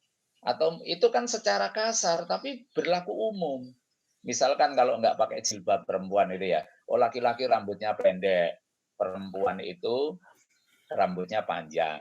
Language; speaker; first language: Indonesian; native; Indonesian